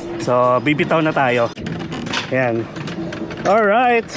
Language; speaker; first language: Filipino; native; Filipino